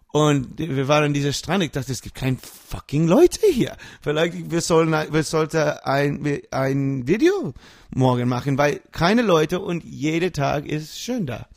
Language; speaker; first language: German; non-native, learner; English